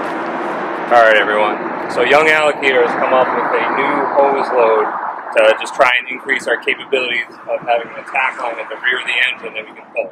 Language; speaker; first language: English; native; English